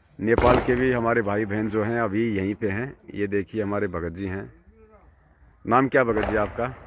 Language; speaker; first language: Hindi; native; Hindi